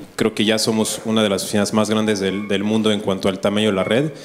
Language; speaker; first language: Spanish; non-native, fluent; French